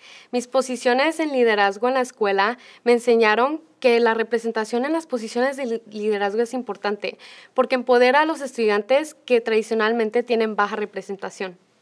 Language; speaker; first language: Spanish; early bilingual, heritage; Spanish